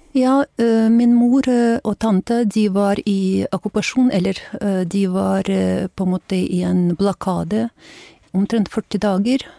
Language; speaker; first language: Norwegian; non-native, fluent; Ukrainian